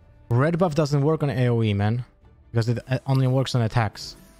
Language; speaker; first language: English; non-native, fluent; Polish